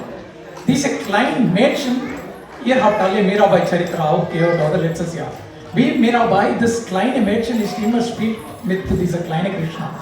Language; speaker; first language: German; non-native, learner; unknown